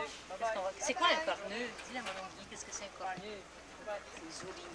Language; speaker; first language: French; native; French